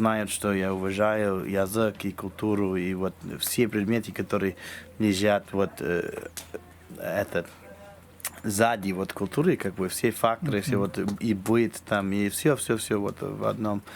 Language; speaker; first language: Russian; non-native, fluent; English